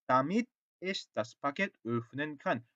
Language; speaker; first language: German; non-native, fluent; Korean